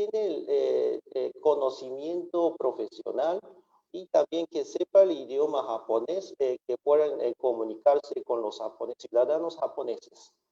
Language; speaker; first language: Spanish; non-native, fluent; Japanese